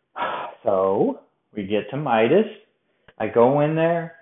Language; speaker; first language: English; native; English